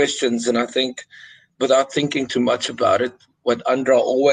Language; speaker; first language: English; non-native, local second language; Afrikaans